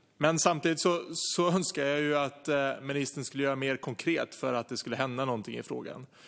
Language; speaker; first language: Swedish; native; Swedish